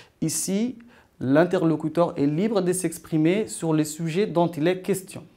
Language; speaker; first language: French; non-native, local second language; Arabic